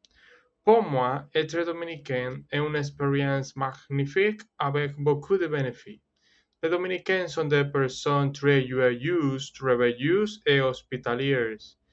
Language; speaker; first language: French; non-native, learner; Spanish